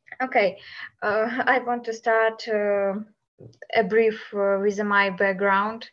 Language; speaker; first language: English; non-native, learner; Ukrainian